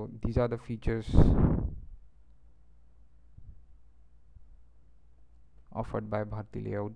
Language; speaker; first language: English; non-native, local second language; Marathi